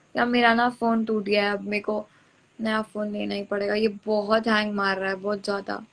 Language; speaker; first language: Hindi; native; Hindi